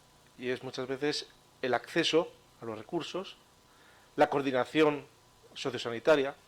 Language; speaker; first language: Spanish; native; Spanish